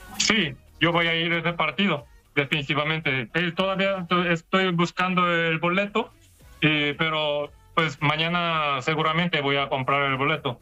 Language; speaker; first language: Spanish; non-native, learner; Korean